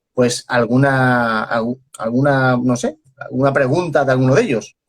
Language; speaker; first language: Spanish; native; Spanish